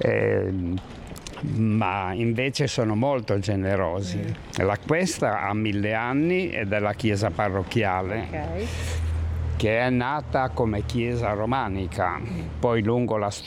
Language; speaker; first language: Italian; native; Italian